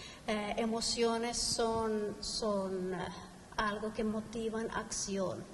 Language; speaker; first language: Spanish; non-native, fluent; Finnish